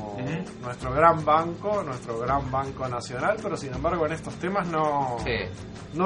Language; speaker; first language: Spanish; native; Spanish